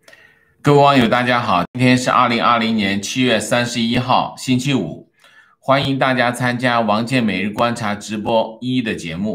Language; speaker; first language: Chinese; native; Chinese